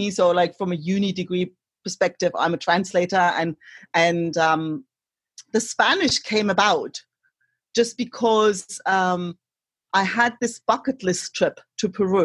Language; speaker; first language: English; non-native, fluent; German